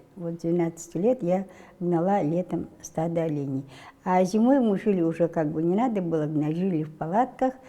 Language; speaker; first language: Russian; non-native, local second language; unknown